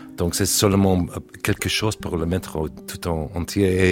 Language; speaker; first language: French; non-native, learner; English